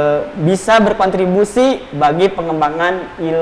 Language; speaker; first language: Indonesian; native; Indonesian